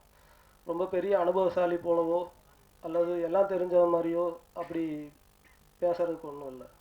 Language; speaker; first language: Tamil; native; Tamil